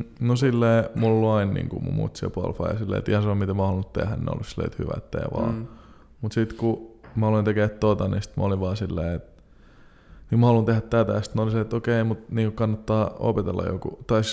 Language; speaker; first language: Finnish; early bilingual, other home language; Serbian